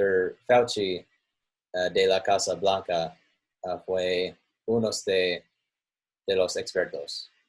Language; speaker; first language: Spanish; non-native, learner; English